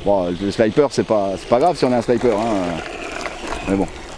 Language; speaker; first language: French; native; French